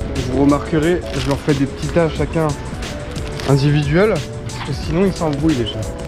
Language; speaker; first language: French; native; French